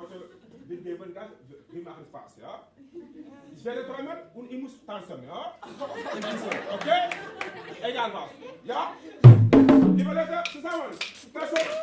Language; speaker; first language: German; non-native, learner; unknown